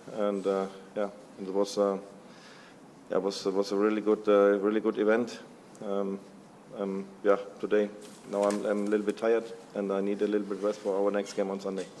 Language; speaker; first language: English; non-native, learner; German